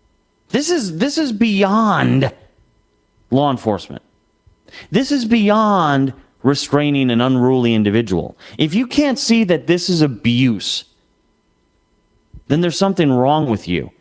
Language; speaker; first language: English; native; English